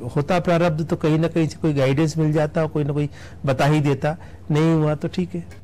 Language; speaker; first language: Hindi; native; Hindi